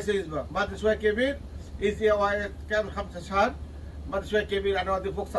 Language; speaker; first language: Arabic; non-native, learner; Bangla